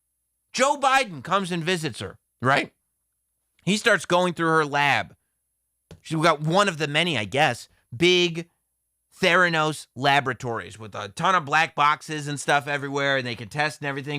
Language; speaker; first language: English; native; English